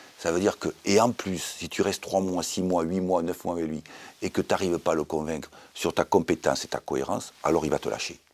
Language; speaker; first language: French; native; French